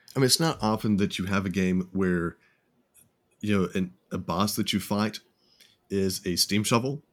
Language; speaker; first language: English; native; English